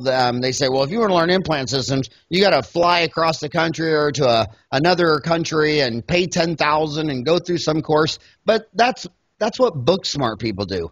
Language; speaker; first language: English; native; English